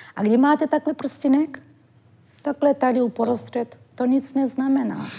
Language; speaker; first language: Czech; non-native, fluent; Turkish